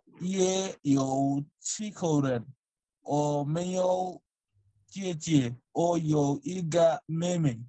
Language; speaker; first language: Chinese; non-native, learner; Bangla